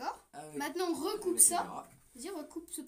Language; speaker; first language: French; native; French